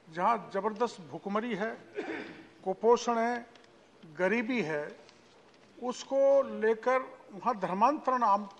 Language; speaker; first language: Hindi; native; Hindi